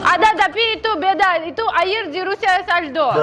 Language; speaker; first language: Indonesian; non-native, learner; Russian